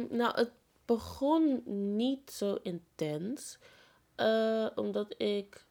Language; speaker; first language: Dutch; early bilingual, other home language; Papiamento